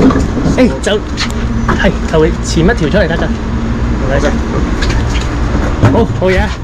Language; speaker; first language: Chinese; native; Chinese